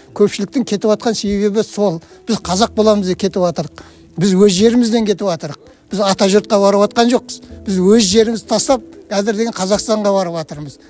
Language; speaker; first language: Kazakh; early bilingual, heritage; Kazakh